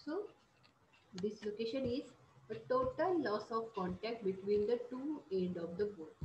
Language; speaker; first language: English; non-native, local second language; Marathi